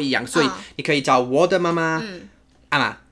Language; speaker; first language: Chinese; non-native, learner; English